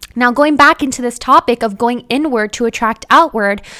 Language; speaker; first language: English; early bilingual, other home language; Hindi